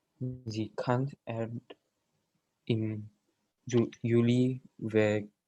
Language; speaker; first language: German; non-native, learner; Indonesian